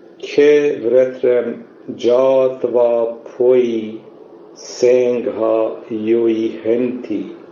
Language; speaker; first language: Persian; native; Persian